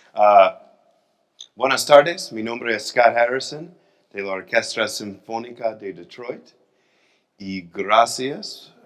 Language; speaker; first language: Spanish; non-native, learner; English